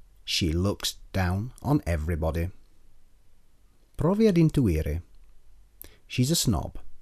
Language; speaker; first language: English; native; English